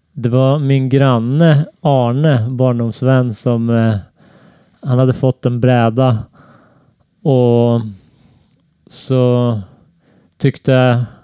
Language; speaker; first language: Swedish; native; Swedish